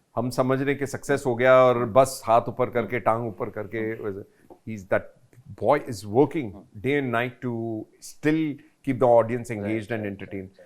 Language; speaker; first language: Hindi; native; Hindi